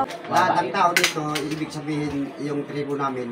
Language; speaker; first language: Filipino; non-native, local second language; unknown